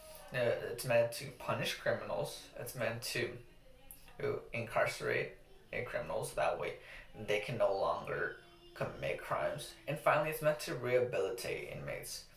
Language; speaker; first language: English; native; English